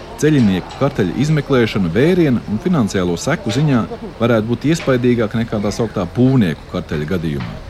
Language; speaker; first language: Latvian; native; Latvian